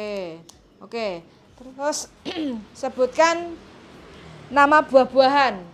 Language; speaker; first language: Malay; non-native, local second language; Javanese